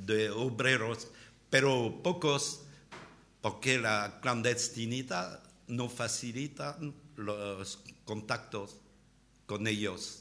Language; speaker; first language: Spanish; non-native, learner; French